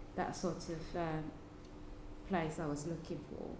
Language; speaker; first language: English; non-native, fluent; Japanese